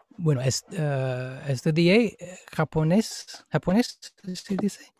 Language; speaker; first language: Spanish; non-native, fluent; English